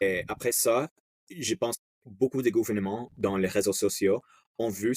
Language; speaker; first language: French; non-native, fluent; English